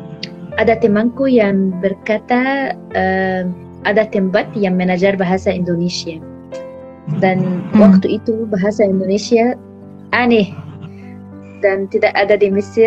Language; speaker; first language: Indonesian; non-native, fluent; Arabic